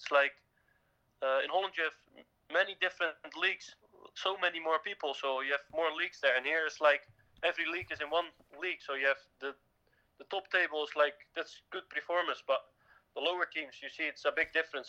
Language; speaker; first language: English; non-native, fluent; Dutch